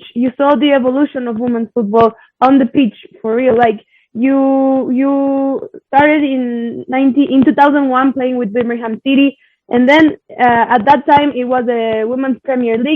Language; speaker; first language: English; non-native, fluent; Spanish